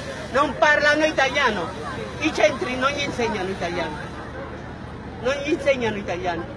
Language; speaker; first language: Italian; non-native, fluent; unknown